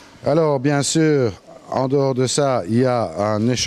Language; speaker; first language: French; native; French